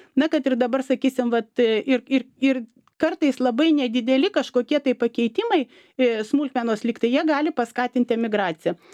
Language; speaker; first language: Lithuanian; native; Lithuanian